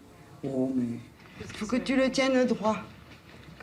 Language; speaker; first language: French; native; French